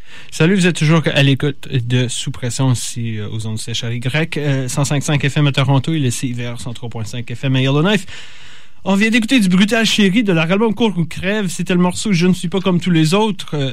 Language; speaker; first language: French; native; French